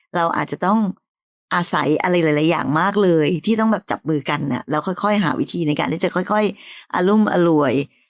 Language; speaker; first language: Thai; native; Thai